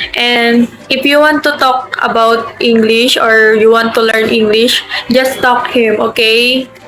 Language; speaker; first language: English; non-native, local second language; Filipino